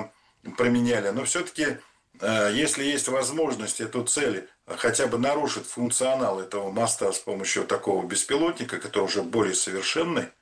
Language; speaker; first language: Russian; native; Russian